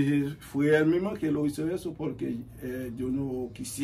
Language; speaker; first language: Spanish; non-native, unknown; Haitian Creole